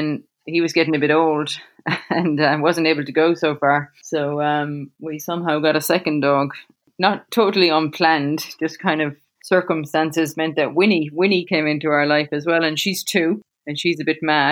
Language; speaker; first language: English; native; English